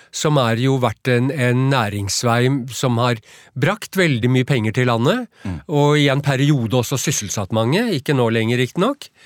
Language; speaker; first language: Norwegian; native; Norwegian